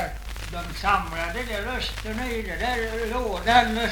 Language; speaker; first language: Swedish; native; Swedish